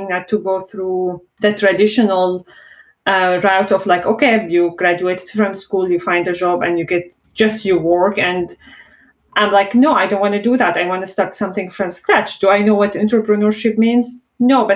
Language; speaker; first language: English; non-native, fluent; Arabic